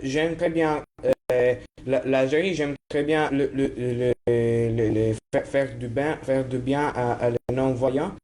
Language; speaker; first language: French; non-native, learner; Italian